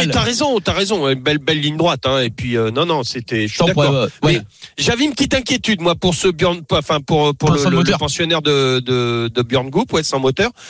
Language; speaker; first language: French; native; French